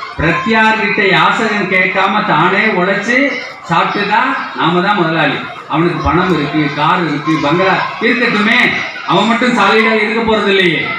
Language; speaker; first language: Tamil; non-native, local second language; Telugu